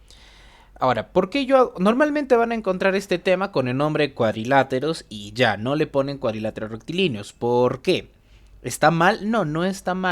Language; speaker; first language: Spanish; native; Spanish